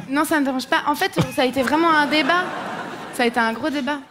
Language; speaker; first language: French; native; French